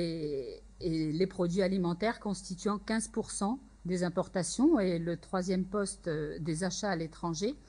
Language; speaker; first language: French; native; French